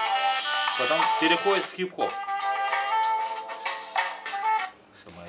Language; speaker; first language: Russian; non-native, local second language; Kyrgyz